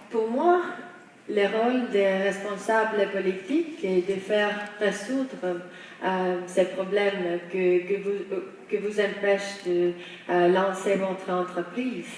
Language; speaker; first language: French; non-native, fluent; Estonian